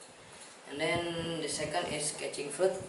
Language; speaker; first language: English; non-native, learner; Indonesian